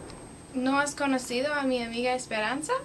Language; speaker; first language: Spanish; non-native, learner; English